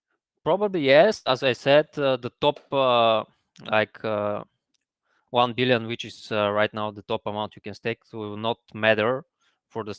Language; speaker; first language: English; non-native, fluent; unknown